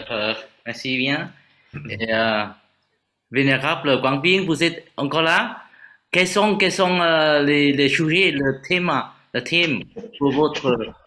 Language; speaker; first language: French; non-native, fluent; Vietnamese